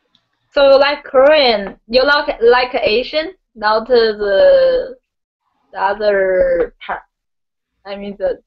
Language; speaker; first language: English; non-native, learner; Chinese